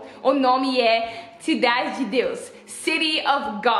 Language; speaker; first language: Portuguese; non-native, learner; Dutch